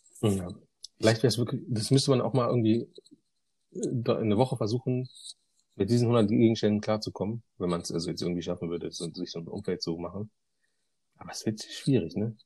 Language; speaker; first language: German; early bilingual, other home language; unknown